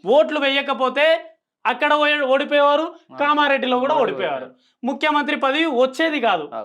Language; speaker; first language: Telugu; non-native, local second language; Lambadi